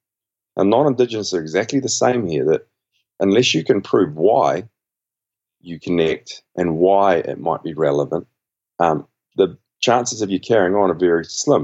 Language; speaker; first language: English; native; English